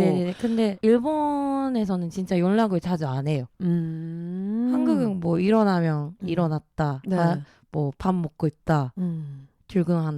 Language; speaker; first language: Korean; early bilingual, heritage; Japanese